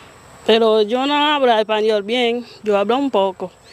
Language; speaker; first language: Spanish; non-native, learner; Haitian Creole